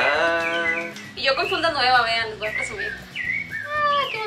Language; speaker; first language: Spanish; native; Spanish